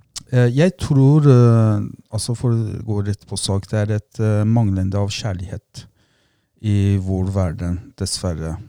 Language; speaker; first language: Norwegian; non-native, fluent; Persian